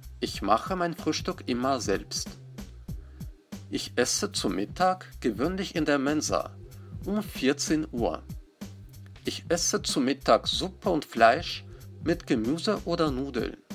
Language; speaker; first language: German; non-native, fluent; Russian